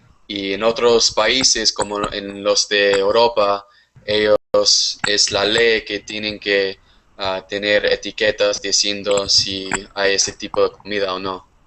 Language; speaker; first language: Spanish; non-native, fluent; English